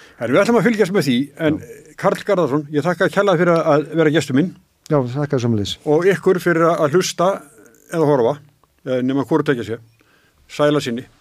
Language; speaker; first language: Icelandic; native; Icelandic